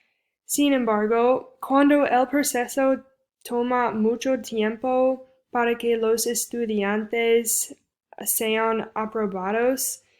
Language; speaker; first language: Spanish; non-native, fluent; English